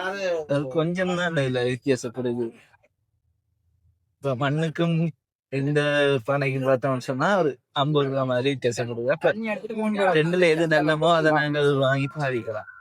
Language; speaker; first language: Tamil; native; Tamil